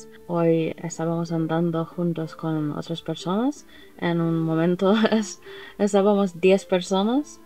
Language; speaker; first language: Spanish; non-native, fluent; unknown